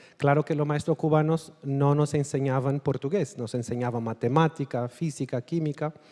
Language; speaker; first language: Spanish; non-native, fluent; Portuguese